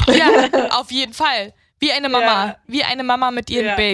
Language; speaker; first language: German; native; German